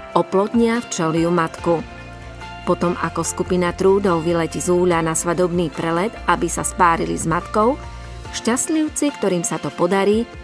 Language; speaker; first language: Slovak; native; Slovak